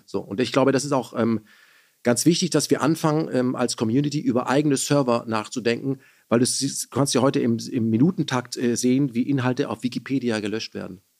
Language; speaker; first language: German; early bilingual, other home language; Persian